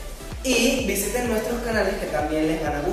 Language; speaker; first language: Spanish; native; Spanish